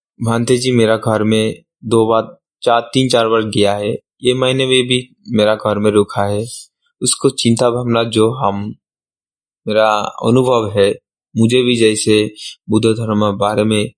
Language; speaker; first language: Hindi; non-native, local second language; Bangla